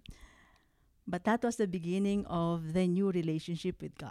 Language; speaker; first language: English; non-native, local second language; Hiligaynon